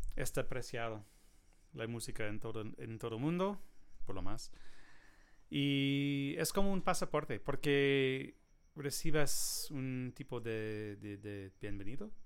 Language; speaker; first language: Spanish; non-native, learner; English